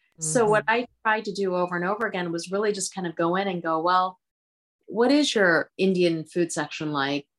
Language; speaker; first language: English; early bilingual, other home language; Hindi